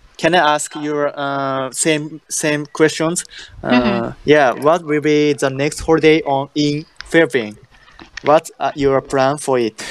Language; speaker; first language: English; non-native, learner; Japanese